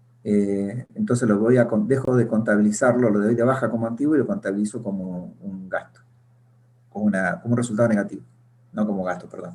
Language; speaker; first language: Spanish; native; Spanish